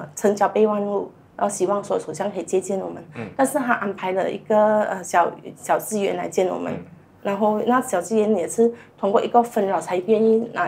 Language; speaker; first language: Chinese; native; Chinese